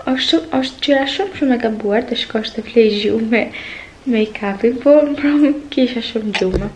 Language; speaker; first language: Albanian; early bilingual, heritage; Albanian